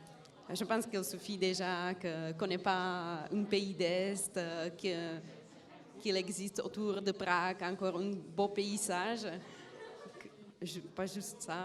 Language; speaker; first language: French; non-native, fluent; Czech